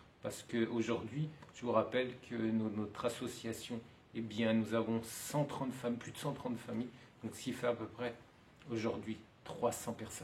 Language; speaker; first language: French; native; French